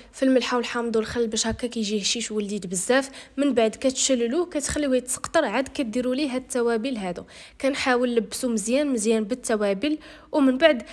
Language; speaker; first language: Arabic; native; Arabic